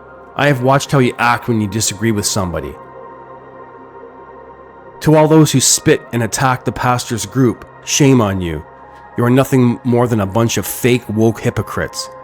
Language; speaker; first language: English; native; English